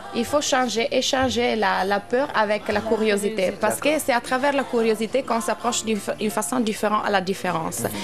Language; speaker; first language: French; non-native, fluent; Italian